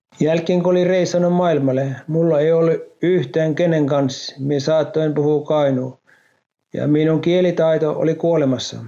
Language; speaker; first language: Finnish; non-native, local second language; Norwegian